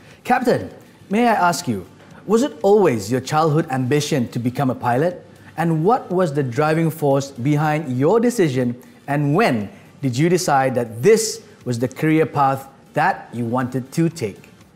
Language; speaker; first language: English; non-native, local second language; Malay